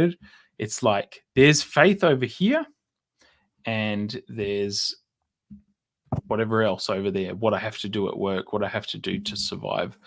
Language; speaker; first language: English; native; English